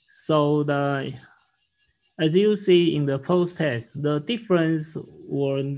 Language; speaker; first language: English; non-native, learner; Chinese